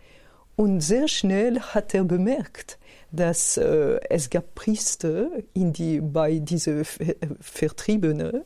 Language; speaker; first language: German; non-native, fluent; French